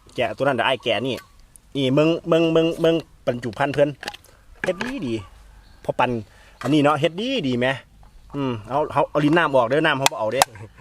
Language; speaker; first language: Thai; native; Thai